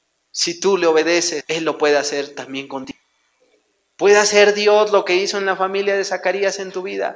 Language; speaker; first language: Spanish; native; Spanish